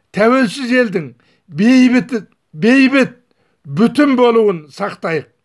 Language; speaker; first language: Kazakh; native; Kazakh